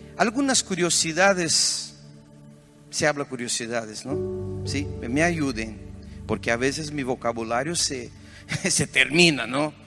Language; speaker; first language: Spanish; non-native, fluent; Portuguese